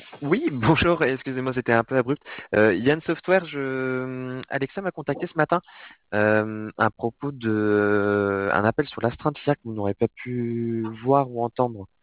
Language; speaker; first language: French; native; French